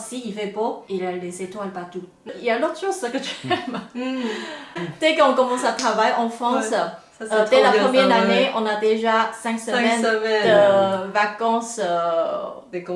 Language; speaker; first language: French; non-native, fluent; Chinese